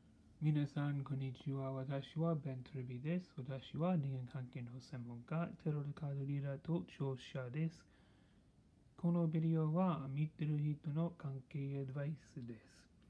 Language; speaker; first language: Japanese; non-native, learner; English